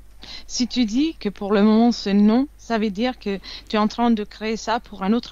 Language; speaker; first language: French; non-native, fluent; Italian